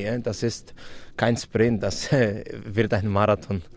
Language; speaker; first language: German; non-native, fluent; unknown